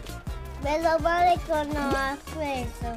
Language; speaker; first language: Italian; early bilingual, heritage; Italian